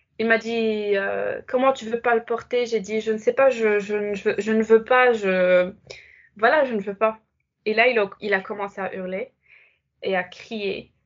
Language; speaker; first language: French; non-native, local second language; Arabic